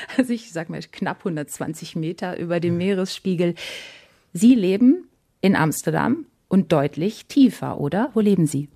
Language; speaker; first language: German; native; German